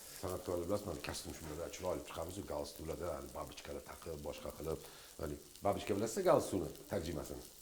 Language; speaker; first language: Uzbek; native; Uzbek